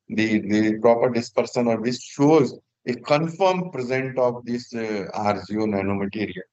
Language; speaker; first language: English; non-native, local second language; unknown